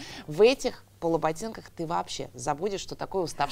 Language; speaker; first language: Russian; native; Russian